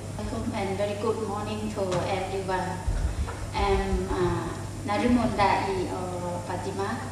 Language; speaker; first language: English; non-native, learner; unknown